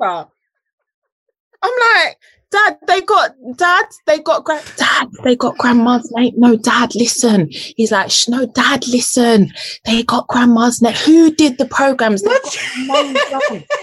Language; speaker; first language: English; native; English